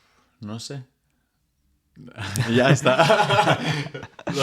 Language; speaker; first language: Spanish; non-native, fluent; English